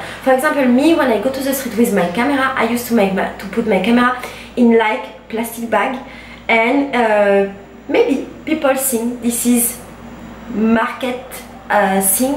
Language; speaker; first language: English; non-native, learner; French